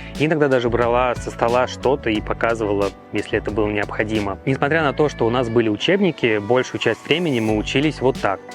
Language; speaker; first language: Russian; native; Russian